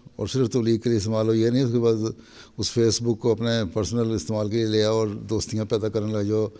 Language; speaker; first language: Urdu; native; Urdu